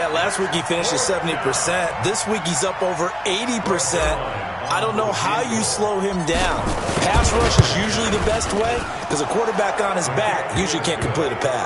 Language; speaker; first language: English; native; English